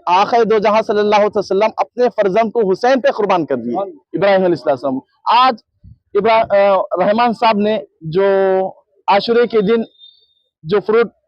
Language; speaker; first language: Urdu; native; Urdu